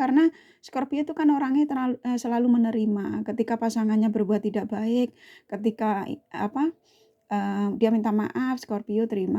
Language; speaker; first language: Indonesian; native; Indonesian